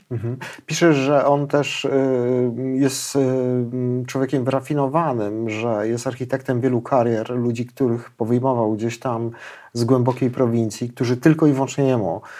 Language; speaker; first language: Polish; native; Polish